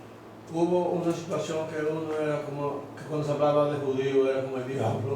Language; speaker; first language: Spanish; native; Spanish